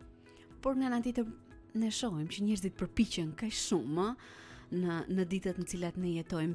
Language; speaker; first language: Albanian; native; Albanian